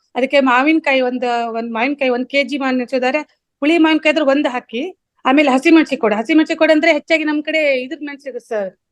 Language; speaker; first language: Kannada; native; Kannada